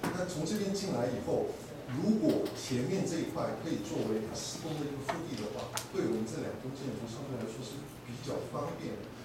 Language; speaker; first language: Chinese; native; Chinese